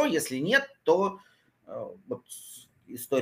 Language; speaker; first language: Russian; native; Russian